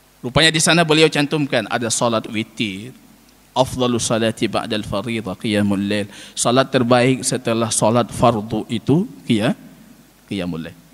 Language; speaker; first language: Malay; non-native, local second language; Achinese